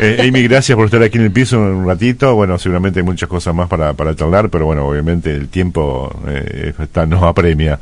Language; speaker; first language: Spanish; native; Spanish